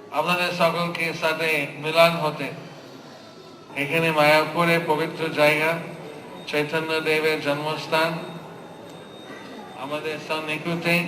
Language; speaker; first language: Bangla; non-native, fluent; English